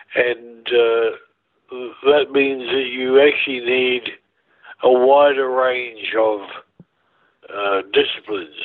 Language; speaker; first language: English; native; English